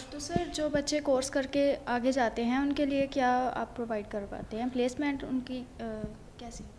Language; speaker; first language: Hindi; non-native, local second language; Punjabi